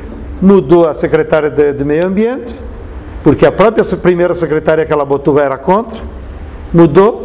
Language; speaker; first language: Portuguese; native; Portuguese